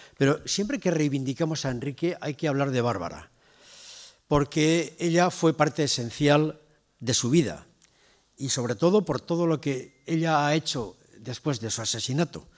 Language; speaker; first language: Spanish; native; Spanish